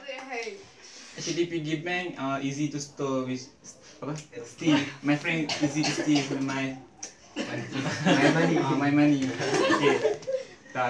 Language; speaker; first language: English; non-native, learner; Malay